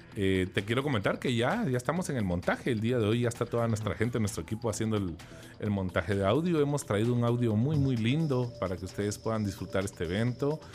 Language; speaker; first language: Spanish; native; Spanish